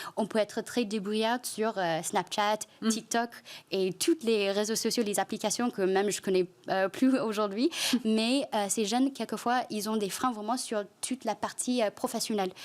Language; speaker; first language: French; non-native, fluent; Chinese